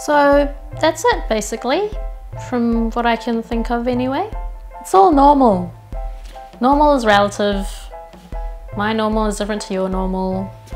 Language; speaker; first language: English; early bilingual, other home language; Indonesian